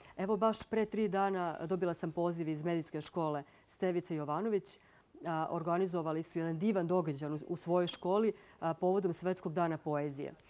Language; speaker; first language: Croatian; native; Croatian